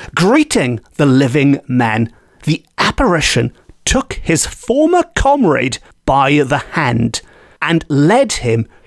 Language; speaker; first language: English; native; English